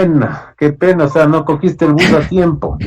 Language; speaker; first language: Spanish; native; Spanish